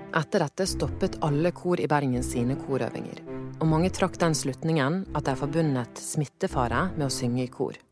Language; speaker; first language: Norwegian; native; Norwegian